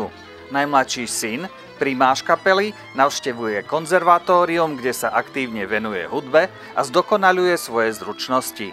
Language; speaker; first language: Slovak; native; Slovak